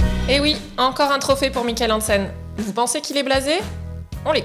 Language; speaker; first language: French; native; French